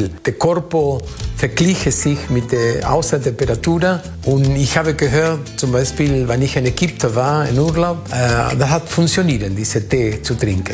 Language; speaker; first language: German; non-native, fluent; Spanish